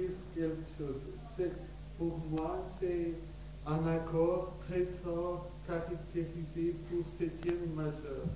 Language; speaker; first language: French; non-native, learner; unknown